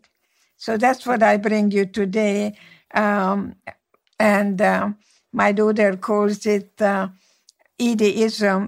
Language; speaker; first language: English; non-native, fluent; Hungarian